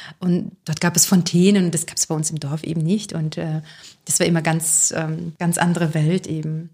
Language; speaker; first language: German; early bilingual, other home language; Russian